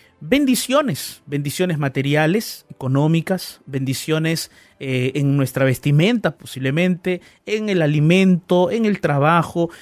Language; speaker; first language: Spanish; native; Spanish